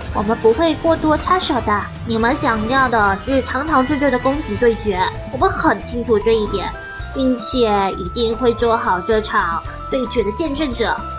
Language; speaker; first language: Chinese; native; Chinese